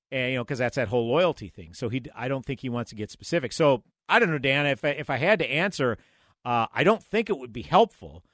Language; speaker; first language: English; native; English